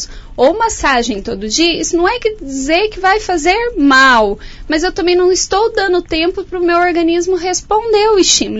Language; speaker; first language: Portuguese; native; Portuguese